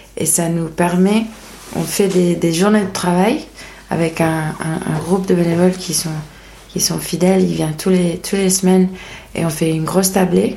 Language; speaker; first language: French; non-native, fluent; Spanish